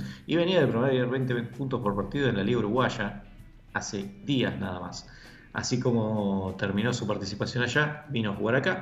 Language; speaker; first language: Spanish; native; Spanish